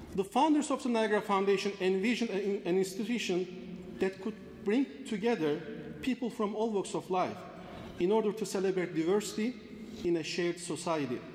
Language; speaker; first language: English; non-native, fluent; Turkish